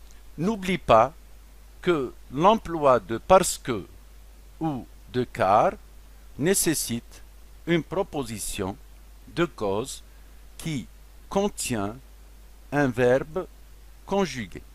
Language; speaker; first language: French; non-native, local second language; Arabic